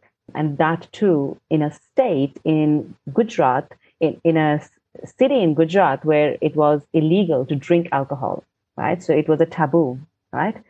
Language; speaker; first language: English; non-native, local second language; Gujarati